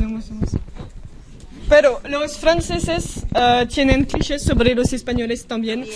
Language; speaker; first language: Spanish; non-native, learner; French